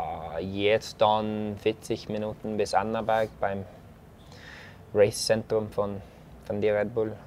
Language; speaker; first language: German; non-native, fluent; Norwegian